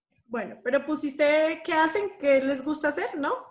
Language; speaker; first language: Spanish; native; Spanish